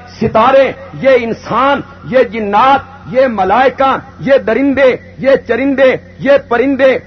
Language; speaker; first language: Urdu; non-native, local second language; Punjabi